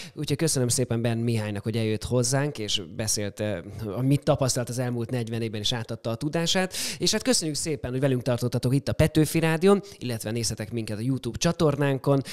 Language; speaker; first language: Hungarian; native; Hungarian